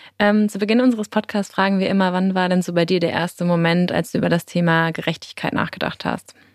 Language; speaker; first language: German; native; German